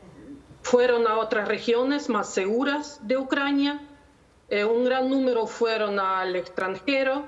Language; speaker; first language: Spanish; non-native, learner; Ukrainian